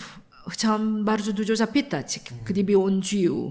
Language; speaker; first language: Polish; non-native, learner; Korean